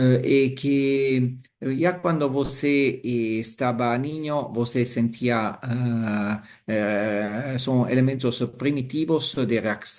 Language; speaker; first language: Portuguese; non-native, learner; Italian